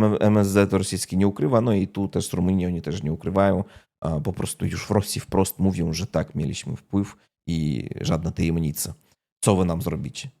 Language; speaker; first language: Polish; non-native, fluent; Russian